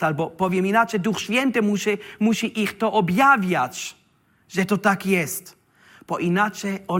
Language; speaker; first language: Polish; non-native, learner; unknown